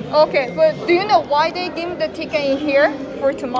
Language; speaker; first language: English; non-native, learner; Korean